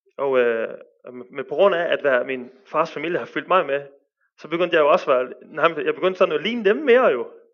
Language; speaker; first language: Danish; early bilingual, other home language; Arabic